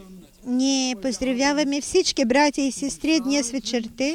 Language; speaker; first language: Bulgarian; non-native, fluent; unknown